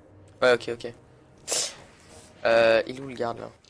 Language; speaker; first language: French; native; French